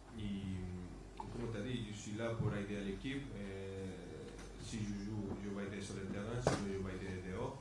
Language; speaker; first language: French; non-native, fluent; Spanish